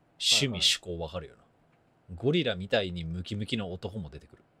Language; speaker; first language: Japanese; native; Japanese